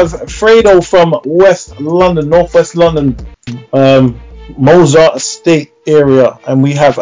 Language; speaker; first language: English; native; English